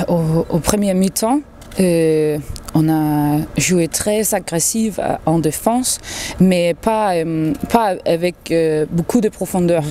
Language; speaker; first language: French; non-native, learner; Danish